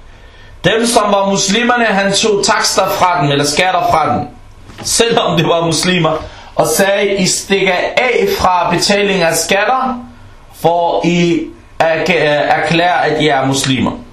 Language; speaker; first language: Danish; non-native, fluent; Arabic